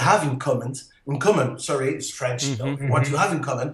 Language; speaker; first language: English; non-native, fluent; French